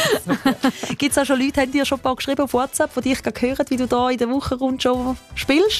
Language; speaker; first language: German; native; German